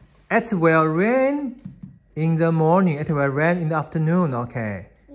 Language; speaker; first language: English; non-native, fluent; Chinese